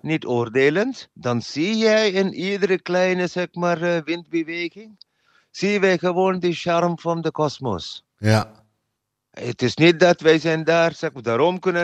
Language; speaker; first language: Dutch; non-native, learner; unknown